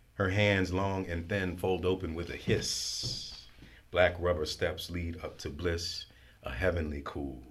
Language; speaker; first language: English; native; English